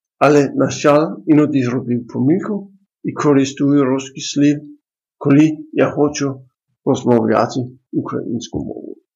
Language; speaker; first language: Ukrainian; non-native, learner; Danish